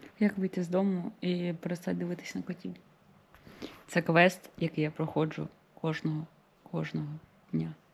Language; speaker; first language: Ukrainian; non-native, local second language; Russian